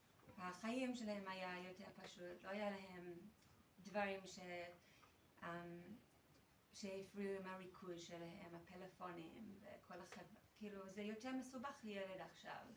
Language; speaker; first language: Hebrew; non-native, fluent; English